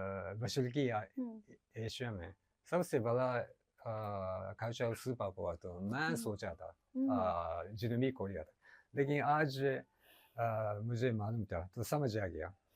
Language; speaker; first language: Hindi; non-native, learner; Japanese